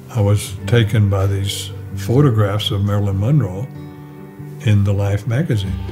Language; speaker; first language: English; native; English